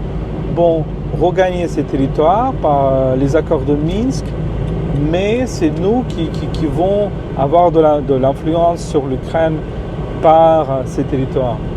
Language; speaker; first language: French; non-native, fluent; Ukrainian